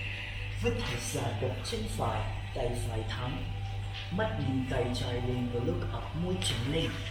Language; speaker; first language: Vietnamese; non-native, learner; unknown